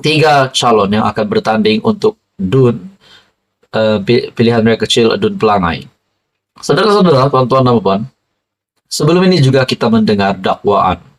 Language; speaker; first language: Malay; native; Malay